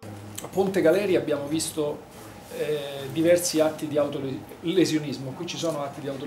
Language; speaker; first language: Italian; native; Italian